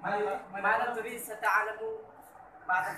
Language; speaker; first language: Arabic; non-native, learner; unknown